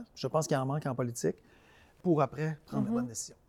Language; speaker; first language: French; native; French